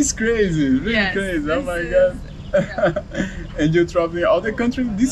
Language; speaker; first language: English; non-native, learner; Portuguese